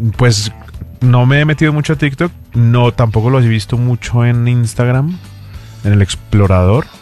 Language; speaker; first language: Spanish; native; Spanish